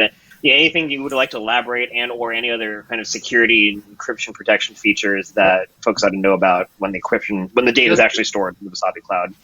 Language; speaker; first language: English; native; English